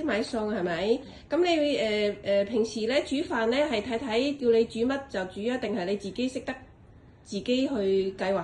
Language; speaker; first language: Cantonese; native; Cantonese